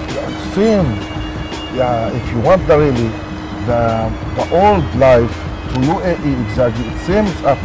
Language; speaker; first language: English; non-native, learner; Arabic